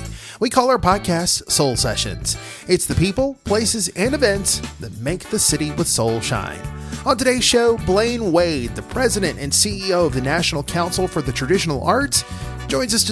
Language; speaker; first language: English; native; English